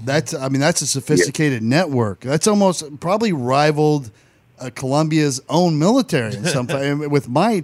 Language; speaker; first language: English; native; English